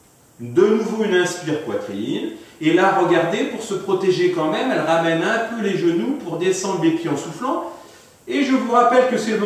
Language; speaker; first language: French; native; French